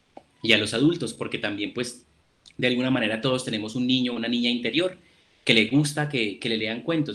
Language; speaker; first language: Spanish; native; Spanish